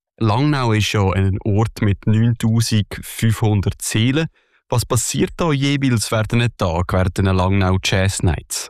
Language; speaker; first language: German; native; German